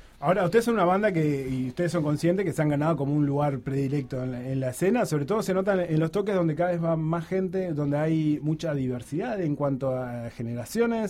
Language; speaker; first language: Spanish; native; Spanish